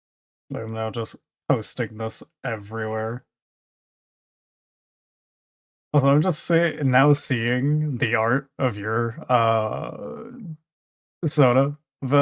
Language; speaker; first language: English; native; English